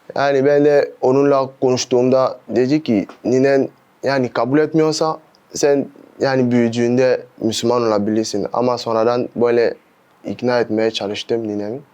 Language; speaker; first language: Turkish; non-native, fluent; French